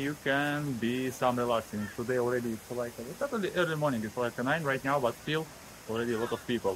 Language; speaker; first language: English; non-native, learner; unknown